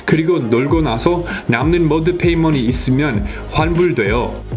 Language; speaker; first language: Korean; non-native, fluent; English